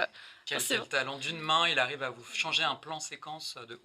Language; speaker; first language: French; native; French